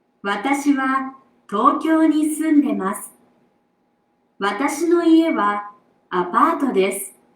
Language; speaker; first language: Japanese; non-native, learner; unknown